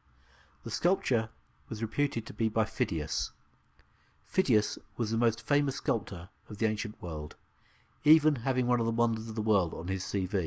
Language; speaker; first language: English; native; English